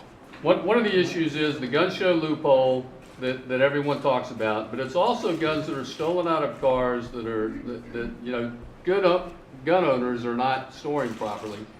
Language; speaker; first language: English; native; English